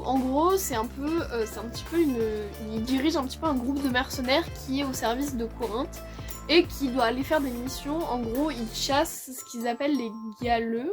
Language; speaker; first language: French; native; French